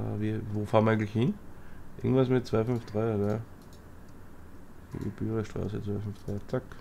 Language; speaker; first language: German; native; German